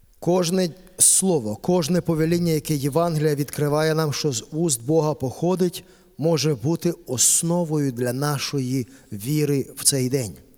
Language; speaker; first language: Ukrainian; native; Ukrainian